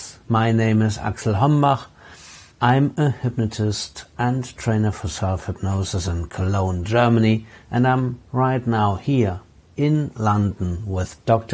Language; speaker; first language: English; non-native, fluent; German